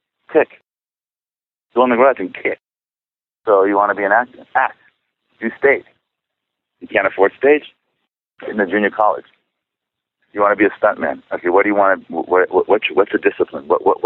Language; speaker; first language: English; early bilingual, other home language; Czech